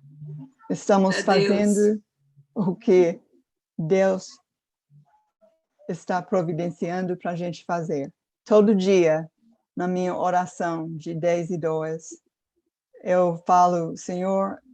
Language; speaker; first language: Portuguese; non-native, fluent; English